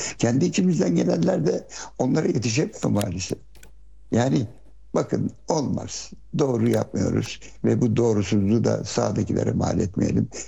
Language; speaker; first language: Turkish; early bilingual, heritage; Turkish